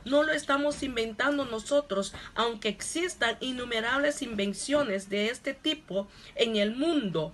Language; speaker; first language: Spanish; non-native, local second language; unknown